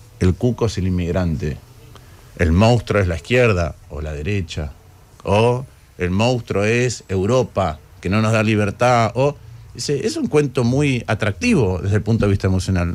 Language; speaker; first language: Spanish; native; Spanish